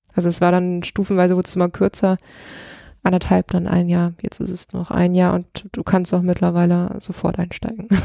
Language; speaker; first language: German; early bilingual, other home language; Russian